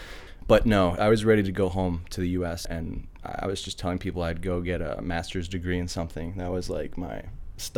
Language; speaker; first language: English; native; English